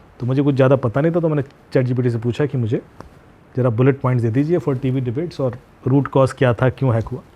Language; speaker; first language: Hindi; native; Hindi